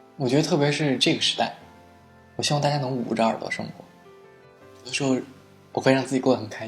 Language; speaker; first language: Chinese; native; Chinese